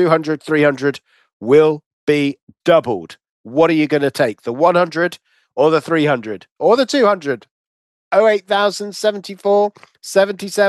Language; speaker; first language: English; native; English